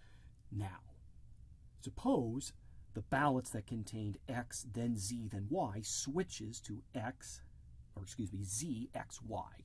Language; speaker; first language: English; native; English